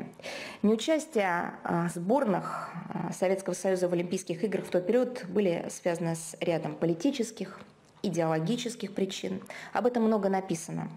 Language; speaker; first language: Russian; native; Russian